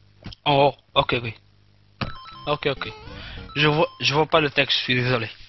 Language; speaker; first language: French; non-native, fluent; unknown